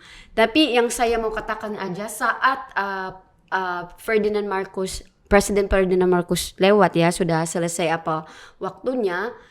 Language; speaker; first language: Indonesian; non-native, learner; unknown